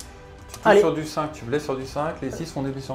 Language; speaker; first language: French; native; French